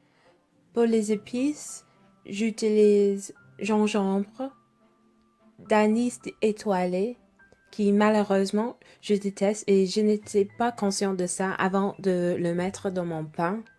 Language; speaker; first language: French; non-native, fluent; English